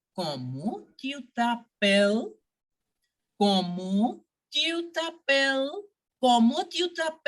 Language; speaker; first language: French; non-native, fluent; Hindi